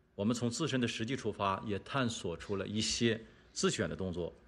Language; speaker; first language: Chinese; native; Chinese